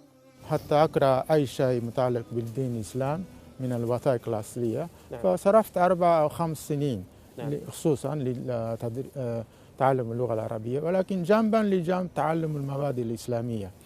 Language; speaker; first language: Arabic; non-native, fluent; Japanese